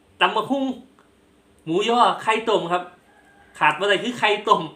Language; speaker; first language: Thai; non-native, local second language; Lao